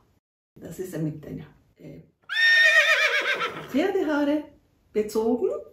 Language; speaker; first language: German; non-native, learner; Japanese